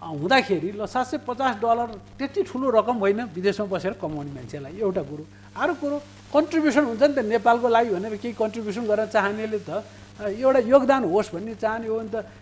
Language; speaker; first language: Nepali; native; Nepali